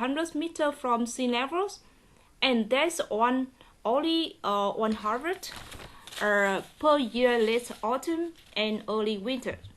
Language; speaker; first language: English; non-native, learner; Vietnamese